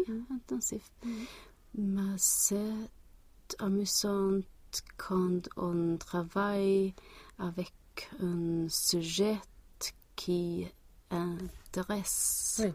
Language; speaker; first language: French; non-native, learner; Swedish